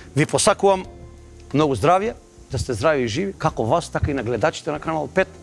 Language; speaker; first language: Macedonian; native; Macedonian